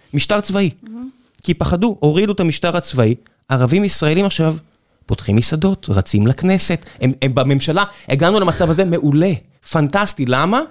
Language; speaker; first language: Hebrew; native; Hebrew